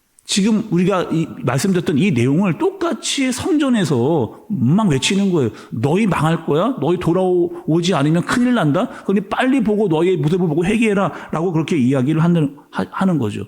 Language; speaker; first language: Korean; native; Korean